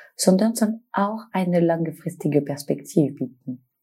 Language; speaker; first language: German; non-native, fluent; French